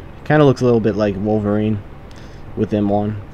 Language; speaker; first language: English; native; English